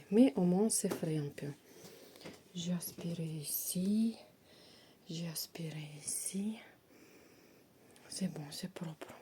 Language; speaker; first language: French; non-native, learner; Russian